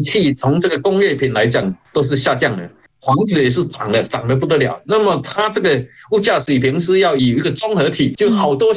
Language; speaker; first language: Chinese; native; Chinese